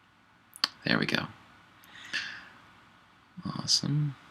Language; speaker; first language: English; native; English